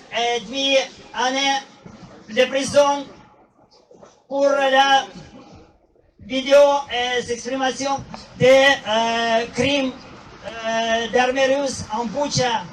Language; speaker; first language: French; non-native, learner; Russian